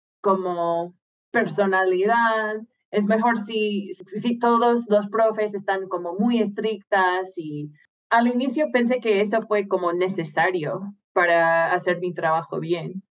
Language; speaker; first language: Spanish; non-native, fluent; English